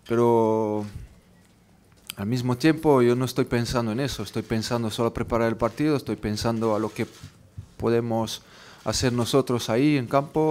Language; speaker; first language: Spanish; non-native, fluent; French